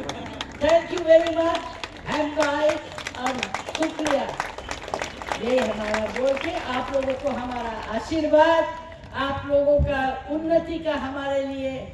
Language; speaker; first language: Hindi; non-native, local second language; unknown